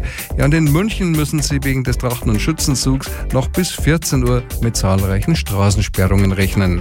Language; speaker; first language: German; native; German